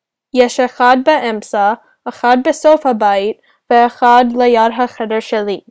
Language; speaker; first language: Hebrew; non-native, learner; English